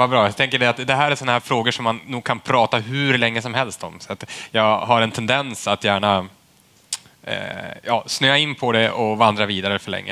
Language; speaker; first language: Swedish; native; Swedish